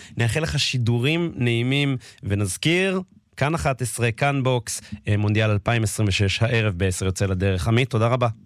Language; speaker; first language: Hebrew; native; Hebrew